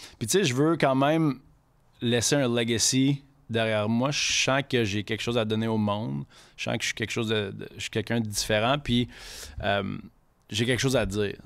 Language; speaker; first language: French; native; French